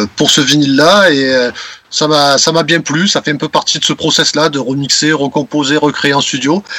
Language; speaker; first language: French; native; French